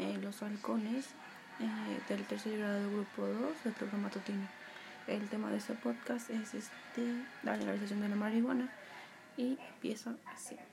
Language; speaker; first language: Spanish; native; Spanish